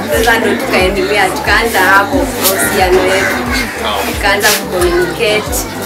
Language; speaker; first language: Swahili; non-native, local second language; Giryama